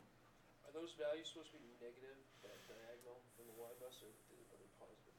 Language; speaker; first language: English; native; English